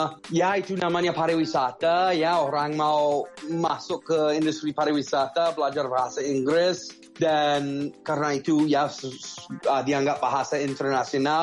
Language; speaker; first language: Indonesian; non-native, fluent; English